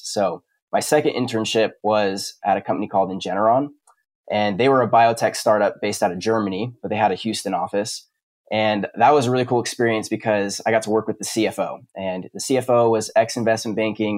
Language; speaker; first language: English; native; English